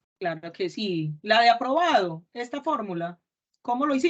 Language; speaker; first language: Spanish; native; Spanish